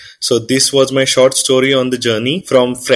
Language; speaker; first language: English; non-native, local second language; Konkani